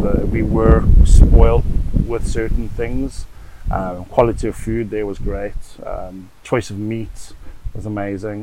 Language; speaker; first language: English; native; English